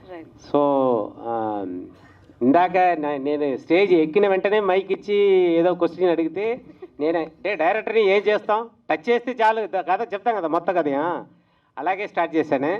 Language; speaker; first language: Telugu; native; Telugu